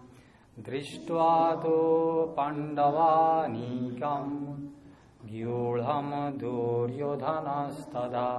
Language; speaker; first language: Japanese; non-native, learner; Bangla